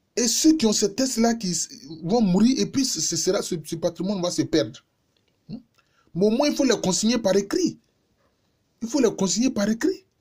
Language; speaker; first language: French; non-native, local second language; Baoulé